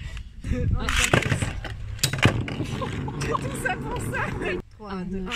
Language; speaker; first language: French; native; French